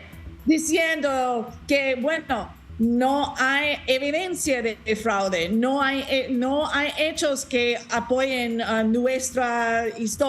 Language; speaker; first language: Spanish; non-native, learner; English